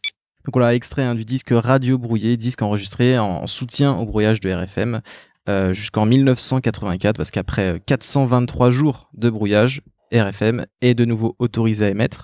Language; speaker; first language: French; native; French